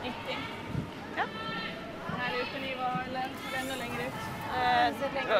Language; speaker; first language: Swedish; native; Swedish